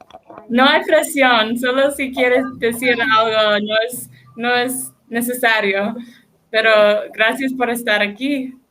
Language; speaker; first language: Spanish; non-native, learner; English